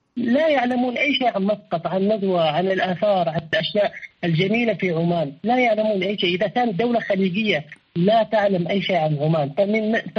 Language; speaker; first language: Arabic; native; Arabic